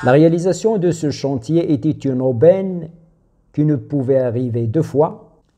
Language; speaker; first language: French; non-native, local second language; Arabic